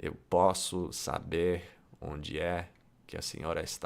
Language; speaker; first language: Portuguese; non-native, fluent; English